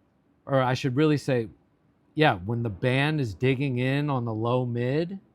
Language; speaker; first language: English; native; English